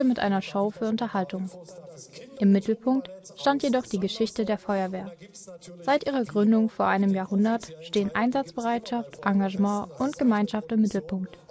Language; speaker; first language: German; native; German